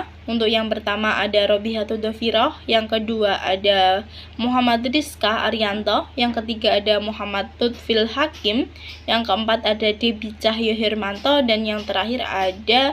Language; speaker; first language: Indonesian; native; Indonesian